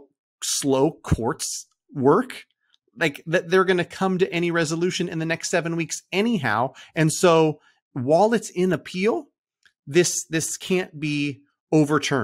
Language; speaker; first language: English; native; English